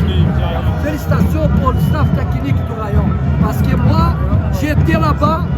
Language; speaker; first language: French; non-native, learner; Portuguese